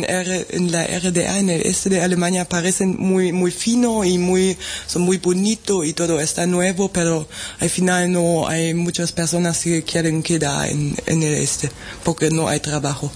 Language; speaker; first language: Spanish; non-native, fluent; German